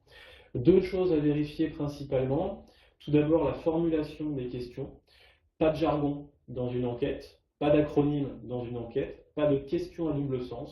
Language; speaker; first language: French; native; French